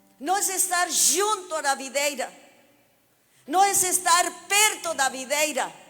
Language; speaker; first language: Portuguese; non-native, fluent; Spanish